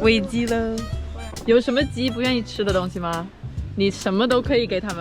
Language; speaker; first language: Chinese; non-native, fluent; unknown